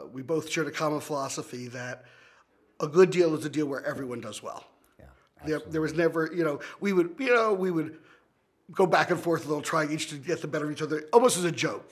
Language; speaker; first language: English; native; English